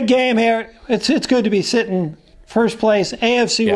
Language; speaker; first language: English; native; English